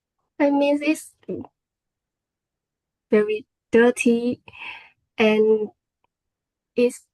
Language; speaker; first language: English; non-native, learner; Vietnamese